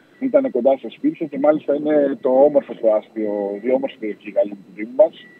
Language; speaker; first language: Greek; native; Greek